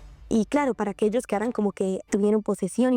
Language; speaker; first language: Spanish; native; Spanish